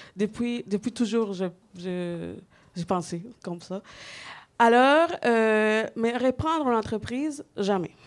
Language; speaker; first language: French; non-native, fluent; Spanish